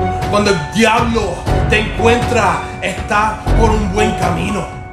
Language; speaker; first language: Spanish; native; Spanish